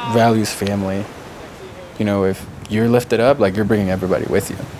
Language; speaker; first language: English; native; English